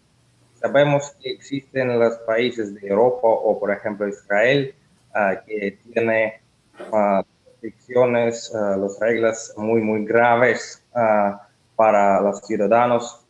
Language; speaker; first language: Spanish; non-native, learner; Russian